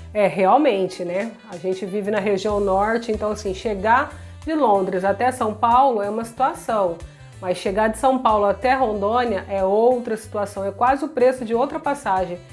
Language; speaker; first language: Portuguese; native; Portuguese